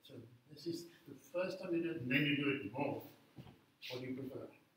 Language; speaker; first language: English; non-native, local second language; Afrikaans